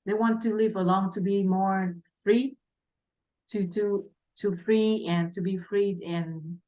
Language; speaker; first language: English; non-native, fluent; Vietnamese